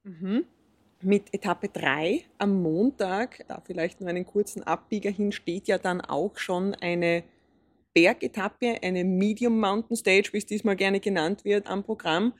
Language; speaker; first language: German; native; German